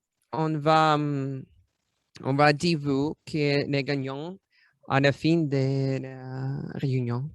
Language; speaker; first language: French; non-native, learner; Russian